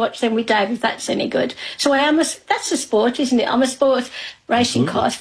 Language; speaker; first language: English; native; English